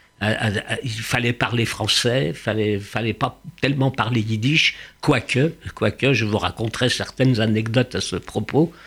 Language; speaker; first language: French; early bilingual, other home language; Yiddish